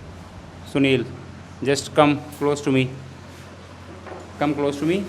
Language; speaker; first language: English; non-native, learner; Hindi